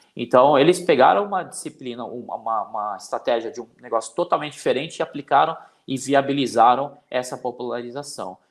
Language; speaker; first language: Portuguese; native; Portuguese